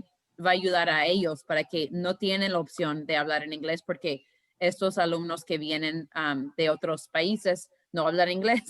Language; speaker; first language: Spanish; early bilingual, heritage; Spanish